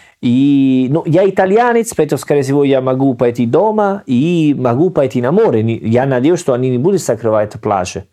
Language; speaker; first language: Russian; non-native, learner; Italian